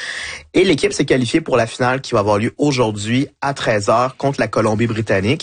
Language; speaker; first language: French; native; French